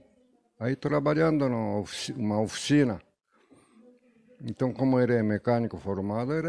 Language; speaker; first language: Portuguese; non-native, learner; Japanese